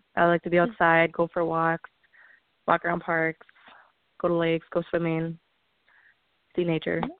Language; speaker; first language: English; native; English